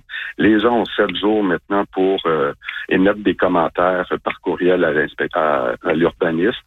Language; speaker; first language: French; native; French